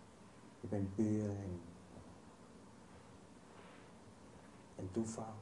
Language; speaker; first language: Dutch; non-native, fluent; Vietnamese